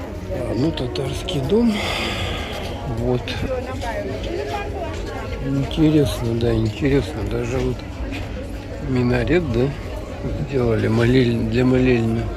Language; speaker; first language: Russian; native; Russian